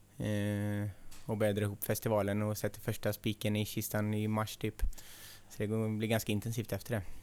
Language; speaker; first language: Swedish; native; Swedish